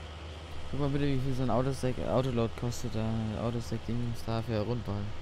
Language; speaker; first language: German; native; German